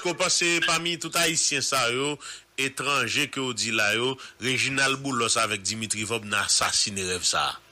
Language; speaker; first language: French; non-native, local second language; Haitian Creole